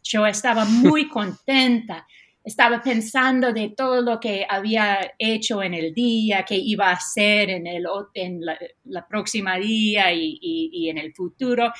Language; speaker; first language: Spanish; non-native, fluent; English